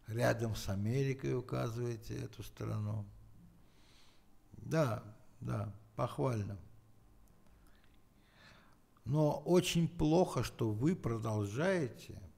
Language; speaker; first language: Russian; non-native, fluent; Armenian